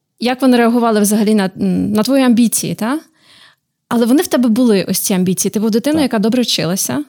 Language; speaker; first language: Ukrainian; native; Ukrainian